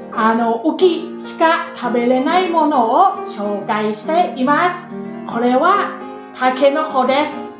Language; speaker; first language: Japanese; non-native, learner; Thai